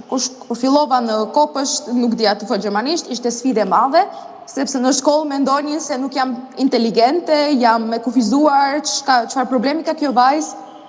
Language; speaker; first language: Albanian; early bilingual, heritage; Albanian